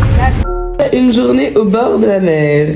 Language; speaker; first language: French; native; French